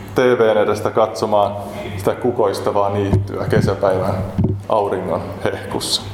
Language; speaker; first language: Finnish; native; Finnish